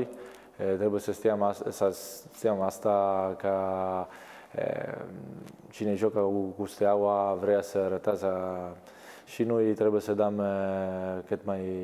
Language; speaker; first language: Romanian; non-native, learner; Italian